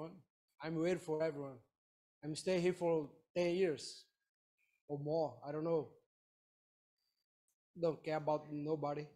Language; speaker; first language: English; non-native, learner; Portuguese